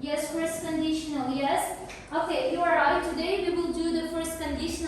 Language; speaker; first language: English; non-native, fluent; Uzbek